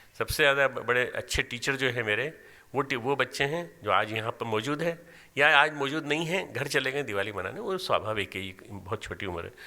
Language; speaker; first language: Hindi; native; Hindi